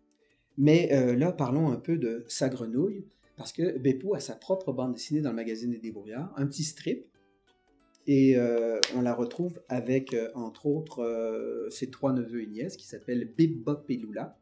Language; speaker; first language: French; native; French